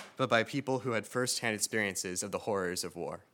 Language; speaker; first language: English; native; English